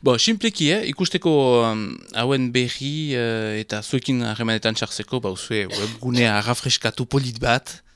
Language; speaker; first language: Basque; native; Basque